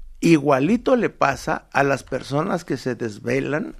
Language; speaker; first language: Spanish; native; Spanish